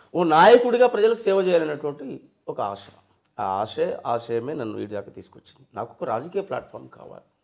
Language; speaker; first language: Telugu; native; Telugu